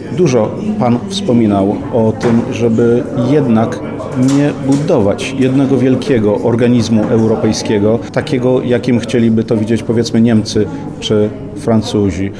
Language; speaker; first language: Polish; native; Polish